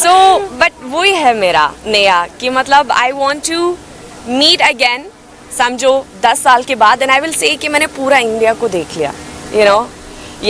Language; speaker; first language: Hindi; non-native, fluent; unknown